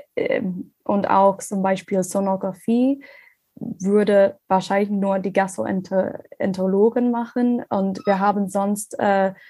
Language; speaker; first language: German; non-native, learner; English